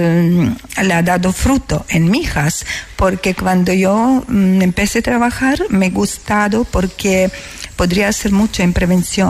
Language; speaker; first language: Spanish; non-native, learner; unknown